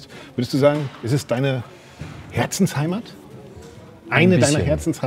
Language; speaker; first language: German; native; German